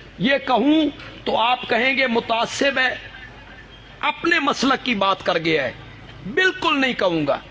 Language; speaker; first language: Urdu; non-native, local second language; Punjabi